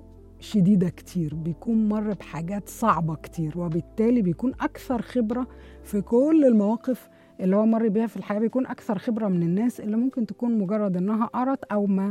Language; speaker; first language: Arabic; native; Arabic